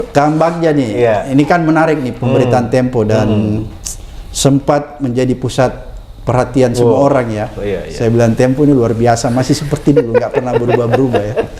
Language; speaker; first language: Indonesian; native; Indonesian